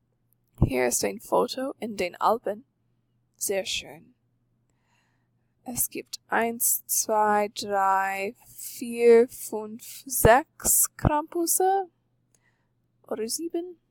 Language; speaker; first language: German; non-native, fluent; English